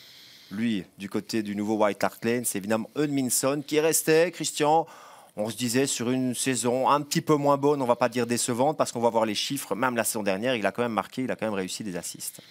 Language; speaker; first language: French; native; French